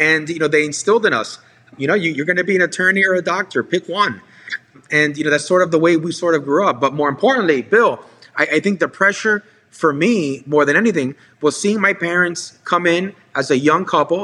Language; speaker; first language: English; native; English